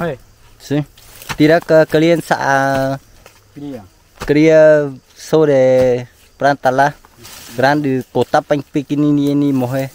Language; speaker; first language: Portuguese; non-native, learner; Vietnamese